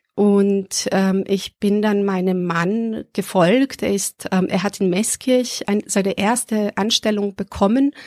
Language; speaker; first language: German; early bilingual, other home language; Serbian